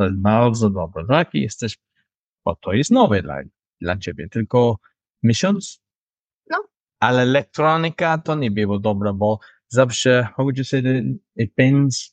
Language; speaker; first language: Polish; non-native, learner; English